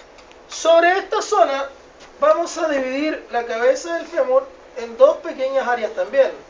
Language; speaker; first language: Spanish; native; Spanish